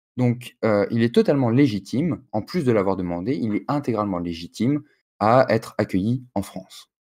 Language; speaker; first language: French; native; French